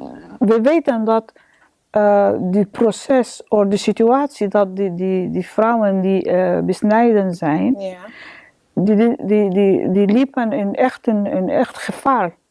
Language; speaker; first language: Dutch; non-native, learner; Arabic